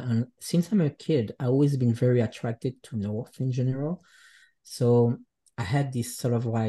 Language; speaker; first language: English; non-native, fluent; French